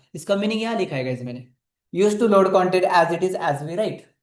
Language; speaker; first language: Hindi; non-native, local second language; Marathi